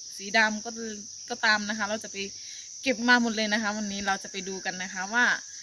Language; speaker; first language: Thai; non-native, local second language; Akha